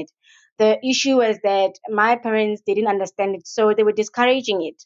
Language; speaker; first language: English; non-native, local second language; Tswana